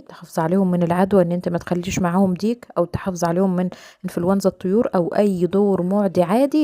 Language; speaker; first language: Arabic; native; Arabic